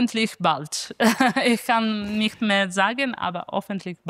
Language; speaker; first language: German; non-native, fluent; Italian